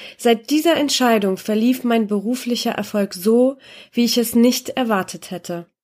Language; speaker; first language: German; early bilingual, other home language; Polish